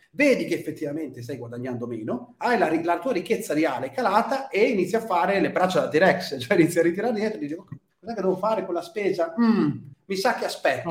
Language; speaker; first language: Italian; native; Italian